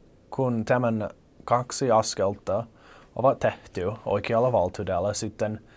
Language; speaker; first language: Finnish; non-native, learner; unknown